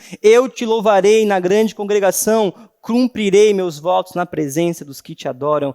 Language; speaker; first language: Portuguese; native; Portuguese